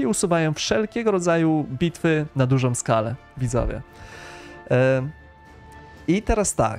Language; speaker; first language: Polish; native; Polish